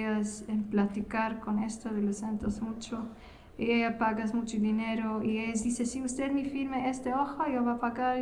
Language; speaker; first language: Spanish; non-native, learner; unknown